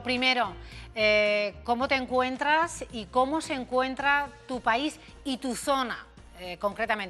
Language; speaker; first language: Spanish; native; Spanish